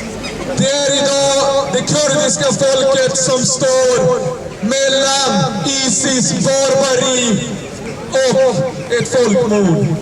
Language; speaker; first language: Swedish; native; Swedish